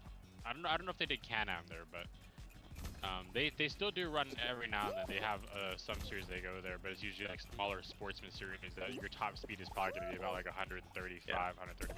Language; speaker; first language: English; native; English